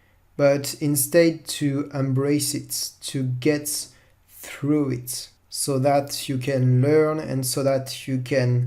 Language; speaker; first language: English; non-native, fluent; French